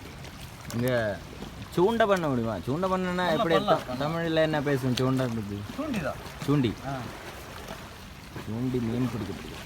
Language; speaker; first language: Tamil; non-native, learner; Malayalam